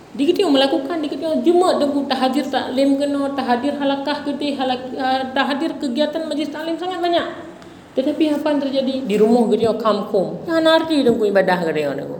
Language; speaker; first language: Indonesian; non-native, local second language; Achinese